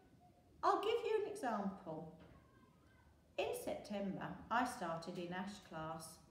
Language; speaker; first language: English; native; English